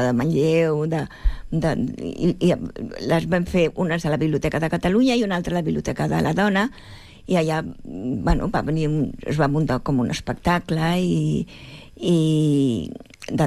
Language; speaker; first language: Catalan; native; Catalan